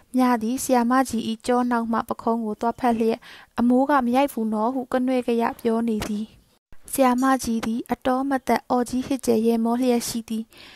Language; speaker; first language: Burmese; native; Burmese